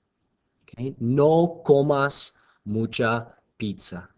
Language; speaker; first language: Spanish; non-native, fluent; English